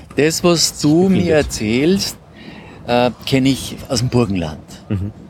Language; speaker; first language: German; native; German